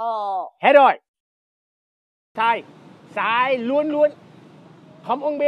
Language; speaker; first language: Vietnamese; non-native, learner; English